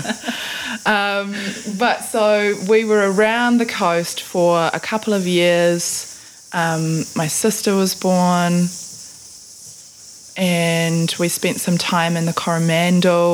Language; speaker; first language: English; native; English